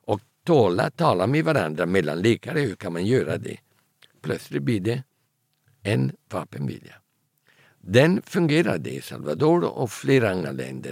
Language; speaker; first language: Swedish; early bilingual, heritage; Italian